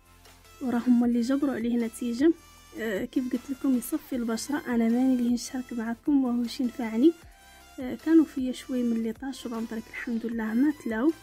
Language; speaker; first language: Arabic; native; Arabic